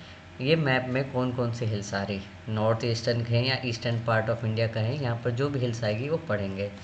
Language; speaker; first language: Hindi; native; Hindi